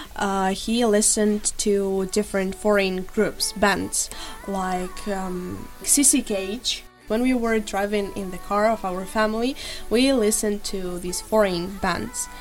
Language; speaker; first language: English; non-native, fluent; Ukrainian